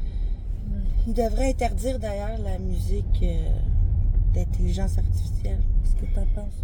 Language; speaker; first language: French; native; French